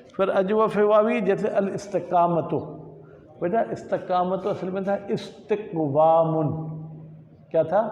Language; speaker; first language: Urdu; non-native, local second language; Sindhi